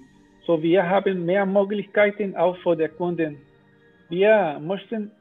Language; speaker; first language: German; non-native, learner; Spanish